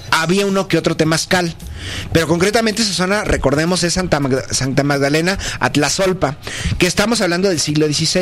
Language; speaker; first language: Spanish; native; Spanish